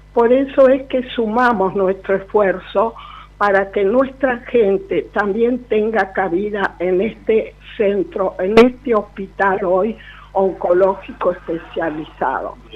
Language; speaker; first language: Spanish; native; Spanish